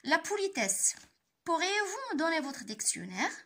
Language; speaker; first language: French; non-native, local second language; Arabic